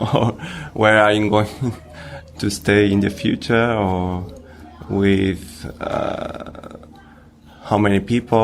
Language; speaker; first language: English; non-native, learner; Spanish